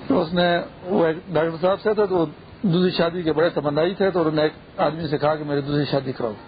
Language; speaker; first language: Urdu; non-native, local second language; Pashto